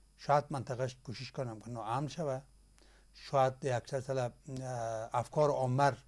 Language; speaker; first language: Persian; native; Persian